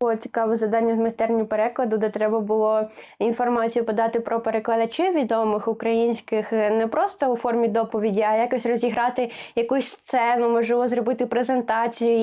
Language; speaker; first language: Ukrainian; native; Ukrainian